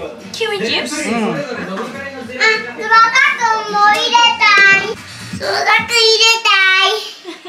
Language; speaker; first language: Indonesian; non-native, learner; Japanese